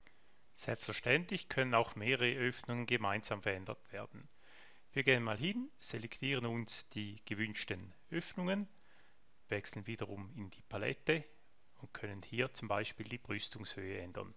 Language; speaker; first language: German; native; German